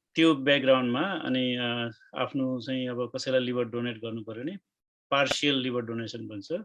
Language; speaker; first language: Nepali; native; Nepali